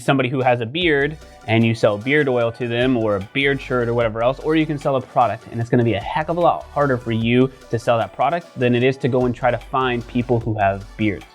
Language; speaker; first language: English; native; English